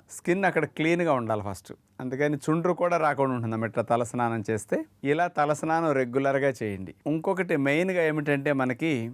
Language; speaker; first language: Telugu; native; Telugu